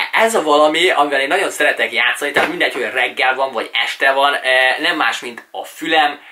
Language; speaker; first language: Hungarian; native; Hungarian